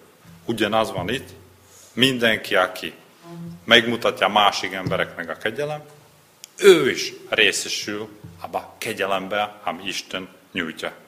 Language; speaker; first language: Hungarian; non-native, learner; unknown